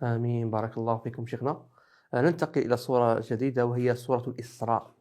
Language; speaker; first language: Arabic; native; Arabic